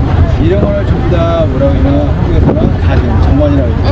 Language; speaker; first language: Korean; native; Korean